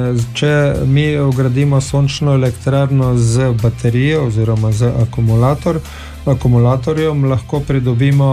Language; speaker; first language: Slovenian; native; Slovenian